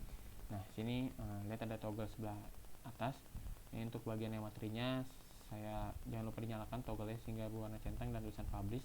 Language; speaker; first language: Indonesian; native; Indonesian